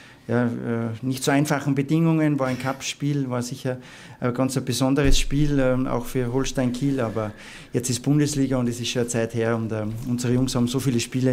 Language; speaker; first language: German; native; German